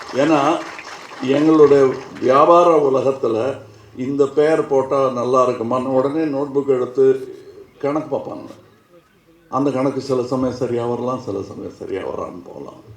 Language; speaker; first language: Tamil; native; Tamil